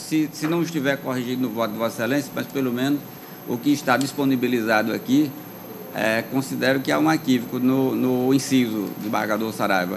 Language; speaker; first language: Portuguese; native; Portuguese